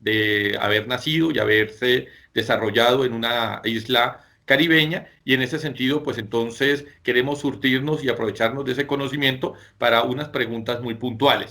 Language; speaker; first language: Spanish; native; Spanish